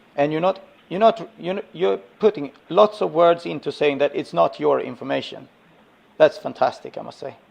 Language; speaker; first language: English; non-native, fluent; Swedish